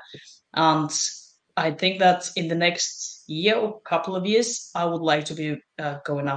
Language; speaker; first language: English; non-native, fluent; Bulgarian